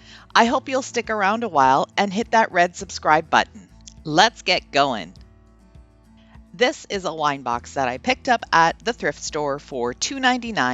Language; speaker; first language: English; native; English